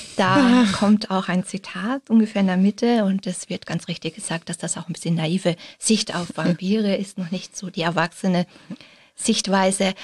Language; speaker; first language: German; native; German